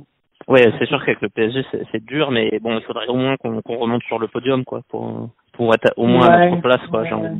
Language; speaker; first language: French; native; French